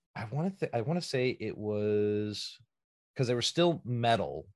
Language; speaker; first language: English; native; English